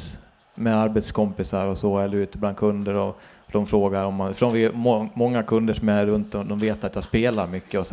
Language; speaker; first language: Swedish; native; Swedish